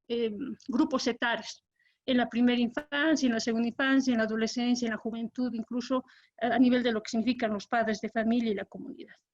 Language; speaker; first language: Spanish; native; Spanish